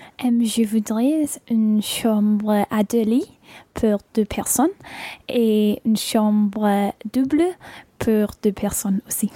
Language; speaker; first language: French; non-native, learner; English